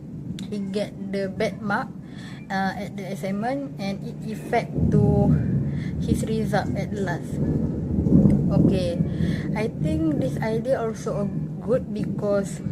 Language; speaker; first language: English; non-native, local second language; Malay